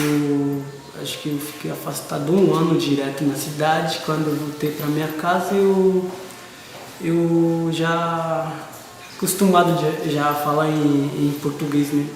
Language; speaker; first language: Portuguese; non-native, local second language; Guarani